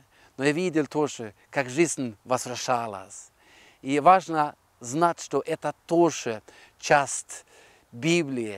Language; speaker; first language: Russian; non-native, fluent; Norwegian